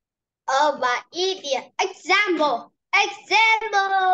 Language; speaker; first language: English; non-native, learner; Vietnamese